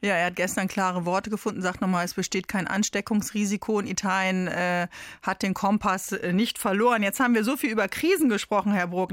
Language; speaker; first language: German; native; German